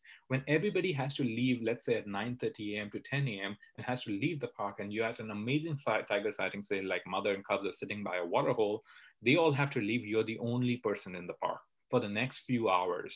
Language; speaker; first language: English; non-native, local second language; Hindi